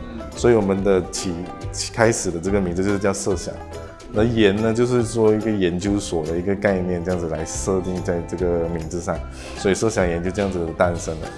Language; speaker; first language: Chinese; native; Chinese